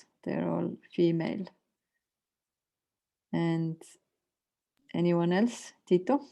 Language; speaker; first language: English; non-native, fluent; Estonian